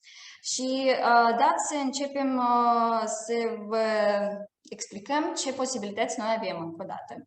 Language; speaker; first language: Romanian; non-native, fluent; Russian